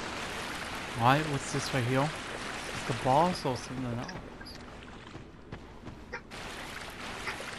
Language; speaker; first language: English; native; English